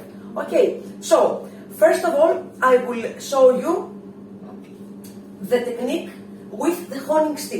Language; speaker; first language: English; non-native, fluent; Greek